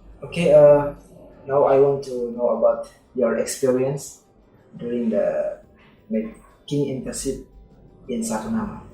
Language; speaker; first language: English; non-native, learner; Indonesian